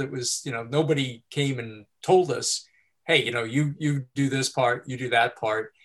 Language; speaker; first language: English; native; English